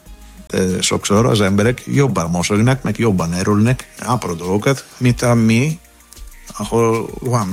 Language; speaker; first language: Hungarian; non-native, learner; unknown